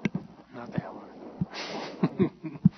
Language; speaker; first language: English; native; English